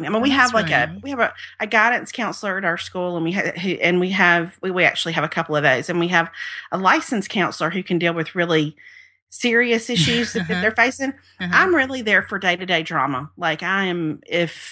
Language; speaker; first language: English; native; English